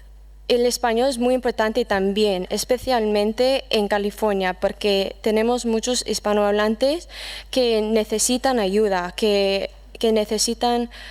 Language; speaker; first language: Spanish; non-native, fluent; English